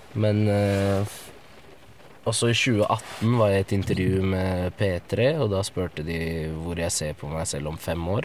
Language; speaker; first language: Norwegian; early bilingual, other home language; Arabic